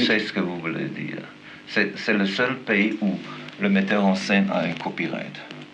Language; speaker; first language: French; non-native, fluent; German